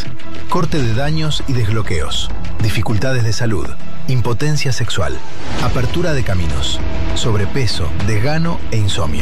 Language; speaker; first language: Spanish; native; Spanish